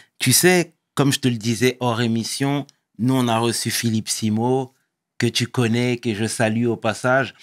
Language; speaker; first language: French; native; French